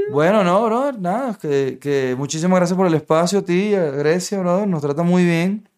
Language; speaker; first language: Spanish; native; Spanish